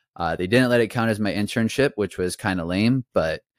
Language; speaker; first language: English; native; English